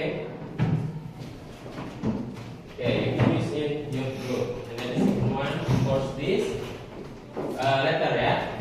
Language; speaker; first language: English; non-native, learner; Indonesian